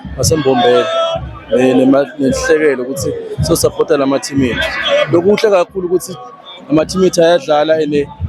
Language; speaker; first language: Zulu; native; Zulu